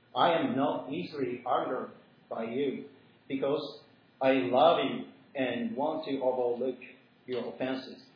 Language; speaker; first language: English; early bilingual, other home language; Japanese